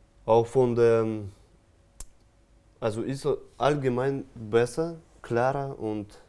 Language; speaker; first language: German; non-native, fluent; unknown